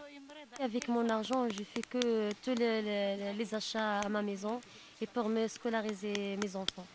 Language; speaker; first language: French; non-native, learner; Tachelhit